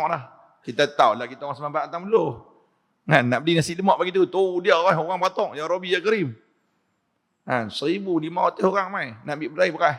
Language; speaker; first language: Malay; native; Malay